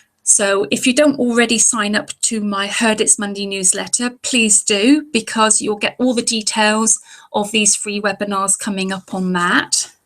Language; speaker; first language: English; native; English